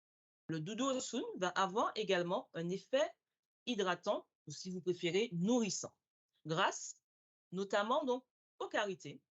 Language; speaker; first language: French; native; French